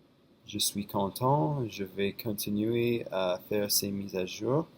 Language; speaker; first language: French; non-native, fluent; English